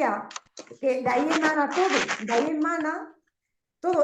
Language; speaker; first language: Spanish; native; Spanish